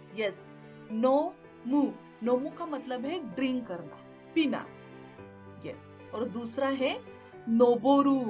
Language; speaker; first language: Hindi; non-native, local second language; Marathi